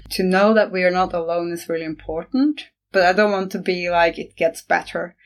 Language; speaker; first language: English; non-native, fluent; Norwegian